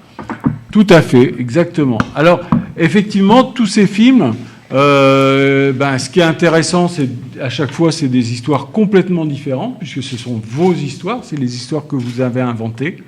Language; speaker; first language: French; native; French